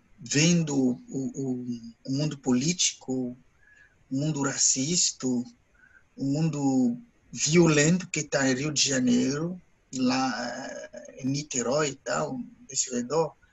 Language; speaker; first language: Portuguese; non-native, fluent; Ewe